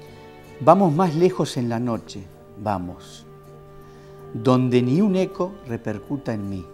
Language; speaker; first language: Spanish; native; Spanish